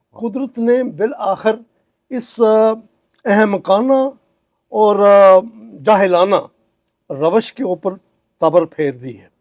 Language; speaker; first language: Urdu; non-native, local second language; Pahari-Potwari